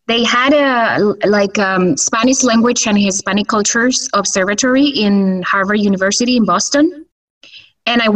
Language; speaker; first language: English; non-native, fluent; Spanish